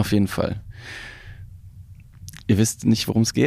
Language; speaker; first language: German; native; German